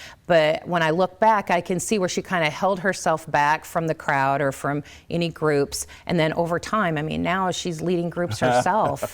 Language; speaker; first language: English; native; English